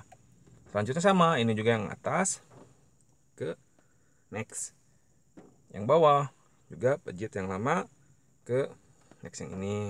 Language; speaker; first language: Indonesian; native; Indonesian